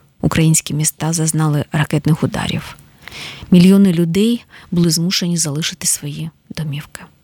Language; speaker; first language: Ukrainian; native; Ukrainian